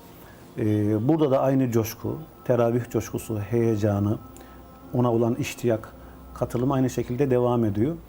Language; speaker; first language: Turkish; native; Turkish